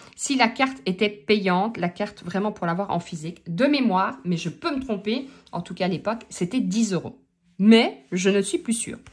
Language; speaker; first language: French; native; French